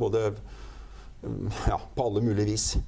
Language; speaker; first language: Norwegian; native; Norwegian